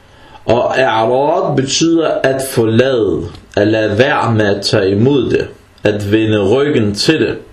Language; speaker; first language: Danish; early bilingual, other home language; Arabic